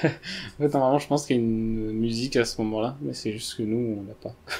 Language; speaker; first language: French; native; French